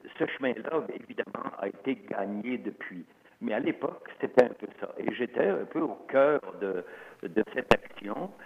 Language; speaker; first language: French; early bilingual, other home language; Swiss German